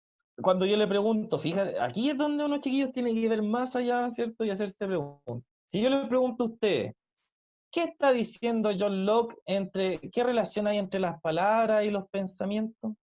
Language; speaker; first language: Spanish; native; Spanish